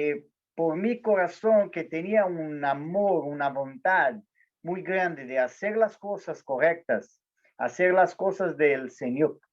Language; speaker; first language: Spanish; non-native, fluent; Portuguese